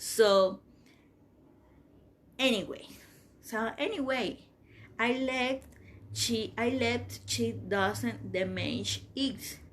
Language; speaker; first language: English; non-native, learner; Spanish